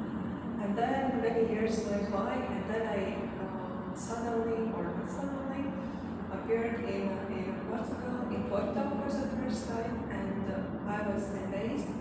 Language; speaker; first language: English; non-native, fluent; Latvian